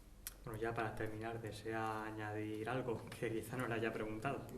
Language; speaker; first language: Spanish; native; Spanish